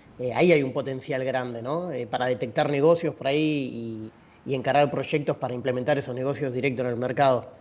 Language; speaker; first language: Spanish; native; Spanish